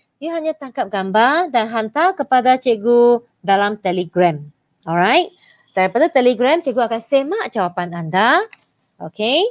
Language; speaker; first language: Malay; non-native, local second language; Chinese